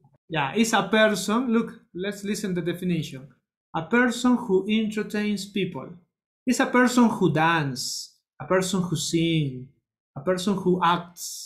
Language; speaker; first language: English; non-native, learner; Spanish